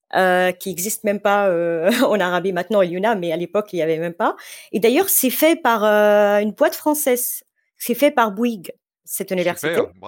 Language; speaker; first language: French; non-native, fluent; Arabic